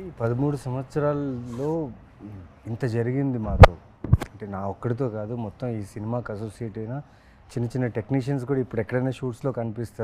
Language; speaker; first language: Telugu; native; Telugu